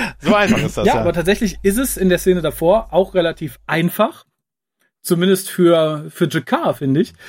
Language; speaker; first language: German; native; German